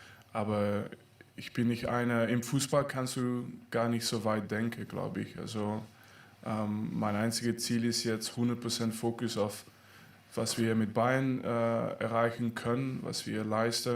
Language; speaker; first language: German; non-native, fluent; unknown